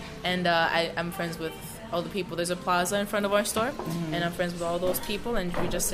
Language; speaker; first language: English; non-native, fluent; Spanish